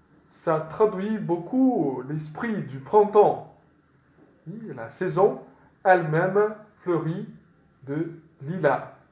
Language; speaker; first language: French; non-native, fluent; Portuguese